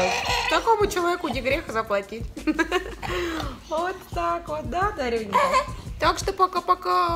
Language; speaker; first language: Russian; native; Russian